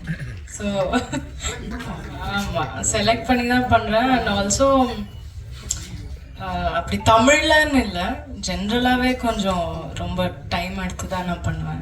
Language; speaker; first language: Tamil; non-native, local second language; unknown